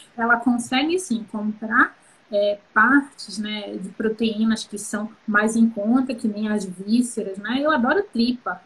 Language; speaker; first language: Portuguese; native; Portuguese